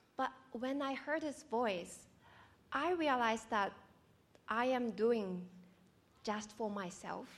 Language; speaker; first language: English; non-native, fluent; Japanese